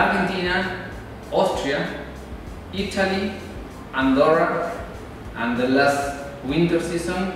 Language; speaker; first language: English; non-native, learner; Spanish